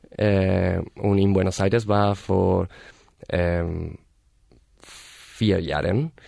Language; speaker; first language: German; non-native, learner; Spanish